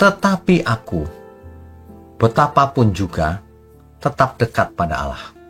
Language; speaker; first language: Indonesian; native; Indonesian